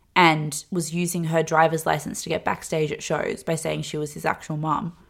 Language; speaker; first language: English; native; English